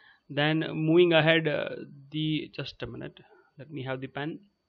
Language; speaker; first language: English; non-native, local second language; Gujarati